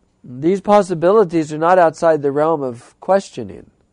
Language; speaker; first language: English; native; English